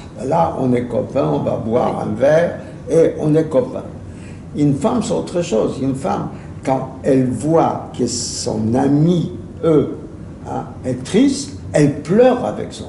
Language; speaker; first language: French; non-native, fluent; Yiddish